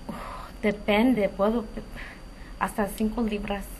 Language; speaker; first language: Spanish; early bilingual, heritage; Spanish